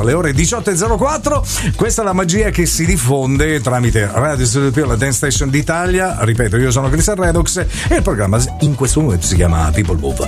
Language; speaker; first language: Italian; native; Italian